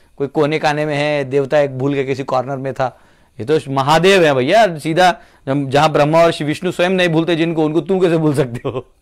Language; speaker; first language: Hindi; non-native, local second language; Marathi